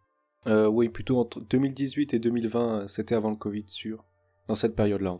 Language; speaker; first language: French; native; French